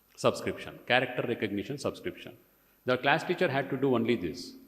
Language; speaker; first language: English; non-native, local second language; Kannada